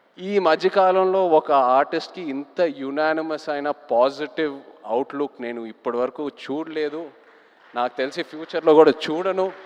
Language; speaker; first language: Telugu; native; Telugu